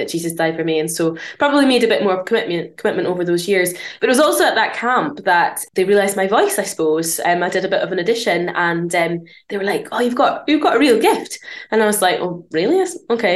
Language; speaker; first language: English; native; English